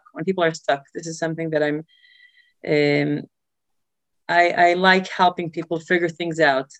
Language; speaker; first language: English; early bilingual, other home language; Hebrew